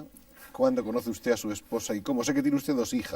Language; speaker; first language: Spanish; native; Spanish